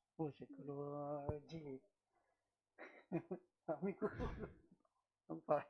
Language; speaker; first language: Italian; non-native, learner; Chinese